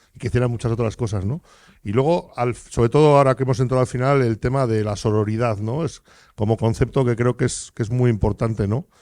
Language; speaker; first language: Spanish; native; Spanish